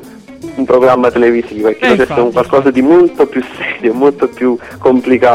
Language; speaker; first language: Italian; native; Italian